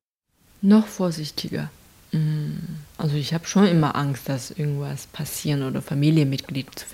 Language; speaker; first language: German; non-native, fluent; Chinese